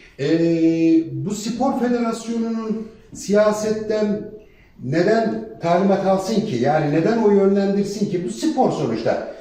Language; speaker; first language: Turkish; native; Turkish